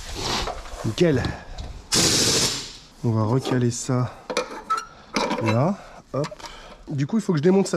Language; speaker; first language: French; native; French